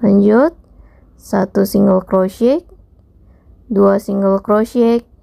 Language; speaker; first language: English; non-native, local second language; Indonesian